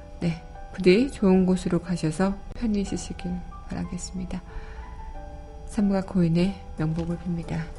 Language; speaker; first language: Korean; native; Korean